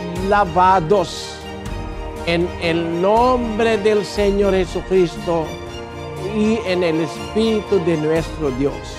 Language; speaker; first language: Spanish; non-native, learner; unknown